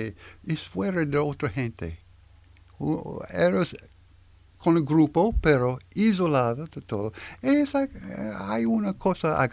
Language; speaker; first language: Spanish; non-native, learner; French